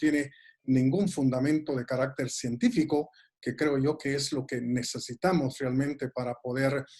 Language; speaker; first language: Spanish; native; Spanish